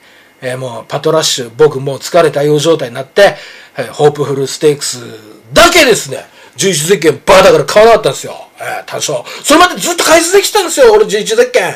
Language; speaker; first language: Japanese; native; Japanese